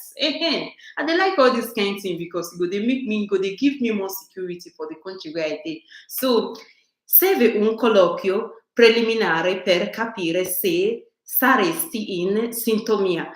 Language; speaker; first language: Nigerian Pidgin; non-native, local second language; Bini